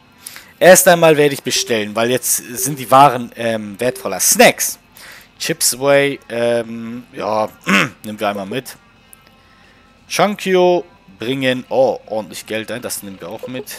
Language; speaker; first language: German; native; German